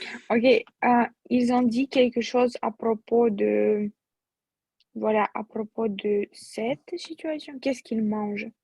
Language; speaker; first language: French; non-native, fluent; Russian